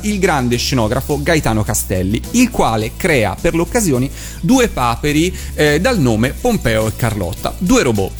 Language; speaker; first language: Italian; native; Italian